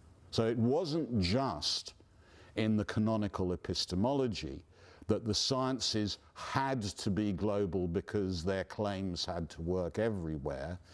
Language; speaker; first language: English; native; English